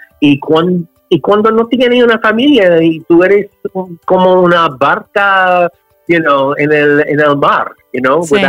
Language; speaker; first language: Spanish; non-native, learner; English